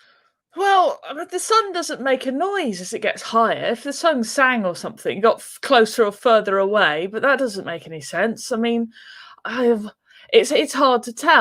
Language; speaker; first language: English; native; English